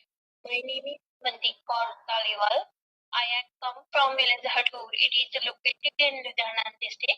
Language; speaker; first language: English; non-native, learner; Punjabi